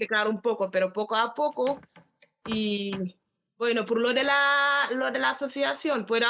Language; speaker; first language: Spanish; non-native, learner; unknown